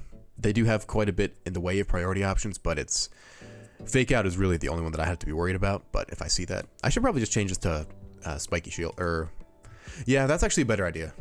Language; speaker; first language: English; native; English